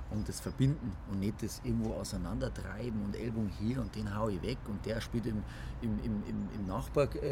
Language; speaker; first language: German; native; German